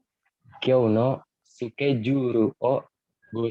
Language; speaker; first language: Japanese; non-native, learner; Indonesian